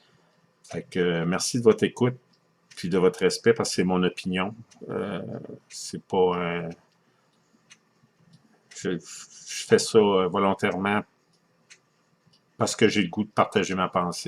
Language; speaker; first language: French; native; French